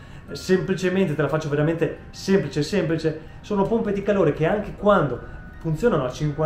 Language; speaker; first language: Italian; native; Italian